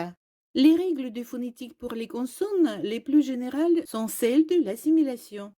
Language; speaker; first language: French; non-native, fluent; Russian